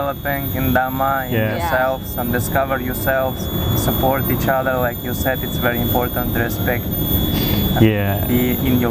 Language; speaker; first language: English; non-native, learner; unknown